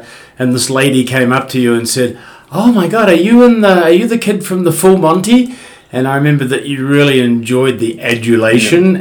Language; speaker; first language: English; native; English